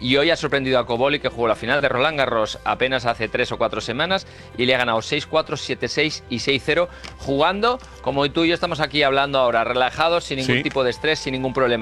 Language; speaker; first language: Spanish; native; Spanish